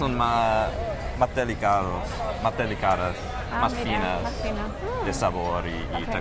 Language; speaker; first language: Spanish; non-native, fluent; English